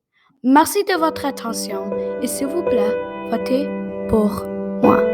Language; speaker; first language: French; non-native, local second language; English